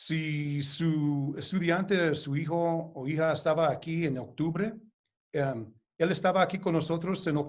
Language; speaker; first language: Spanish; early bilingual, heritage; Spanish